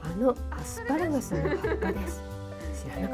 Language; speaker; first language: Japanese; native; Japanese